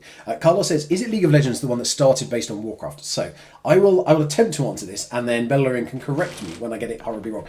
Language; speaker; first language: English; native; English